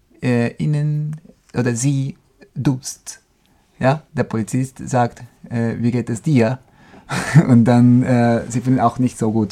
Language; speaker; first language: German; non-native, fluent; Spanish